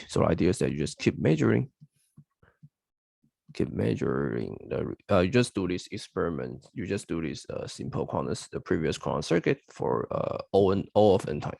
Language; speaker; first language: English; non-native, fluent; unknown